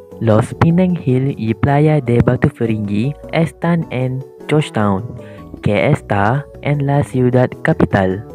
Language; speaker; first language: Spanish; non-native, learner; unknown